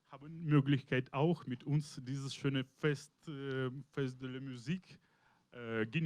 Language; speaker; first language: German; non-native, learner; Russian